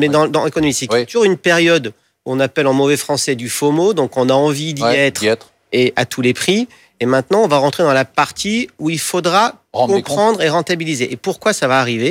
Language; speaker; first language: French; native; French